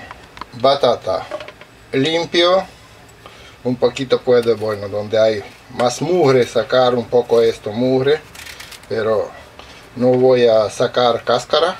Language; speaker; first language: Spanish; non-native, fluent; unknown